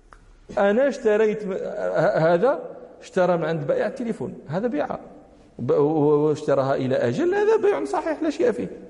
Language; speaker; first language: Arabic; native; Arabic